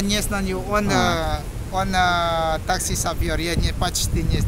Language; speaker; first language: Russian; non-native, learner; Indonesian